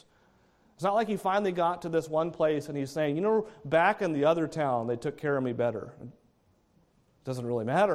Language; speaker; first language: English; native; English